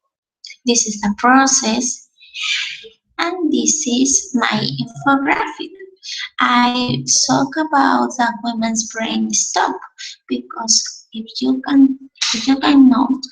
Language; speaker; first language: English; non-native, learner; Spanish